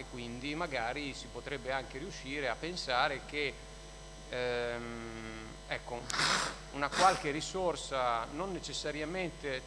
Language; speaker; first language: Italian; native; Italian